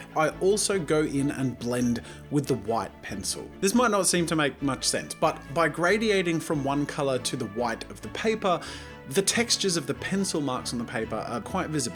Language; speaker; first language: English; native; English